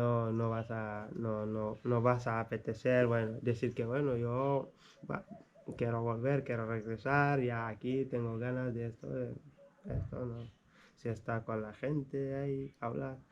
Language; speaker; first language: Spanish; non-native, fluent; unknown